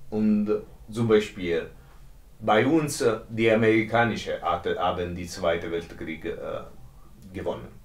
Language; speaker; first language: German; non-native, learner; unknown